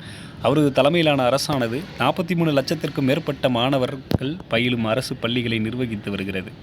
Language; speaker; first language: Tamil; native; Tamil